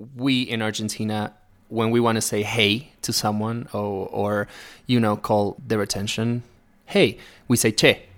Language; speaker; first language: English; non-native, fluent; Spanish